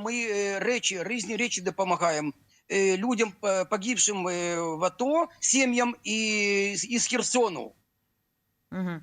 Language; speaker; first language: Ukrainian; non-native, local second language; Russian